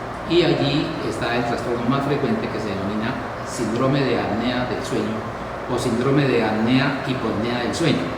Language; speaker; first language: Spanish; native; Spanish